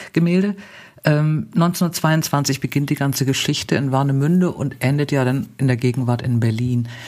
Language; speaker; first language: German; native; German